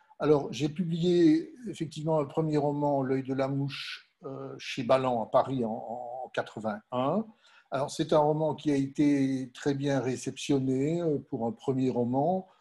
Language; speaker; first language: French; native; French